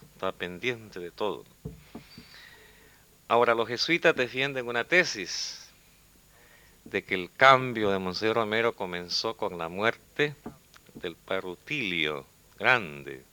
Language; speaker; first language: Spanish; native; Spanish